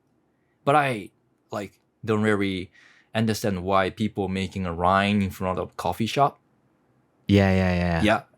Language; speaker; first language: English; non-native, learner; Japanese